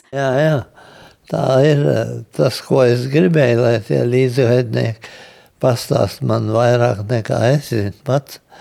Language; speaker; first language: Latvian; native; Latvian